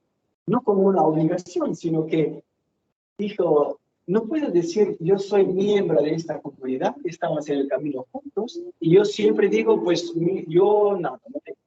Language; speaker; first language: Spanish; non-native, fluent; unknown